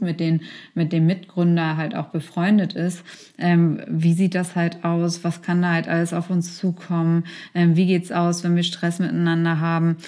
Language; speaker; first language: German; native; German